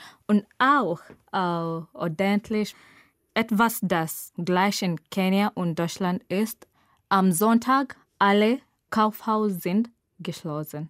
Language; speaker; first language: German; non-native, learner; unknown